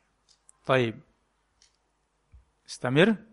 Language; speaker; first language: Arabic; non-native, fluent; Indonesian